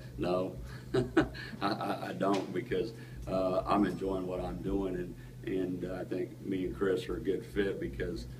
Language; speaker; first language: English; native; English